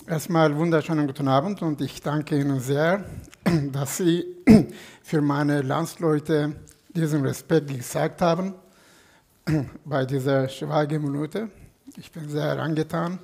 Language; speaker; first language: German; non-native, fluent; Turkish